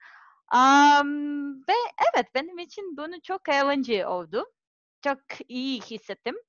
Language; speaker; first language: Turkish; non-native, learner; Serbian